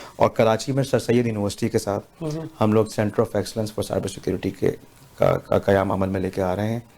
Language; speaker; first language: Urdu; native; Urdu